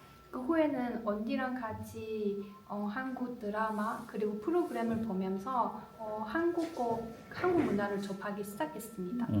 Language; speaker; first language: Korean; non-native, learner; Chinese